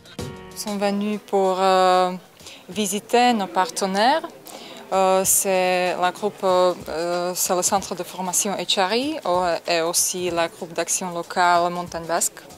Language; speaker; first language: French; non-native, fluent; Slovak